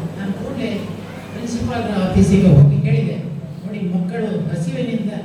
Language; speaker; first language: Kannada; native; Kannada